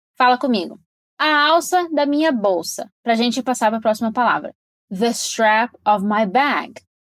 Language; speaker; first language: Portuguese; native; Portuguese